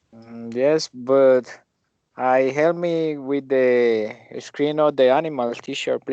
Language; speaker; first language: English; non-native, learner; Spanish